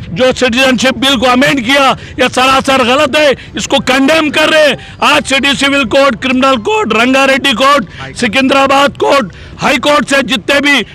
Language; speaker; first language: Urdu; native; Urdu